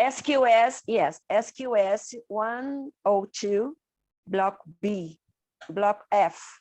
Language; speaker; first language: English; non-native, learner; Portuguese